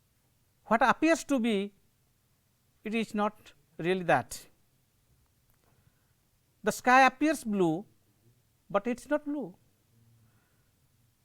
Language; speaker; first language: English; non-native, local second language; Odia